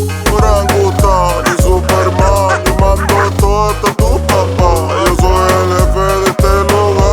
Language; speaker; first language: Spanish; native; Spanish